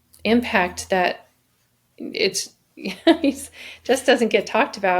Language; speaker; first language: English; native; English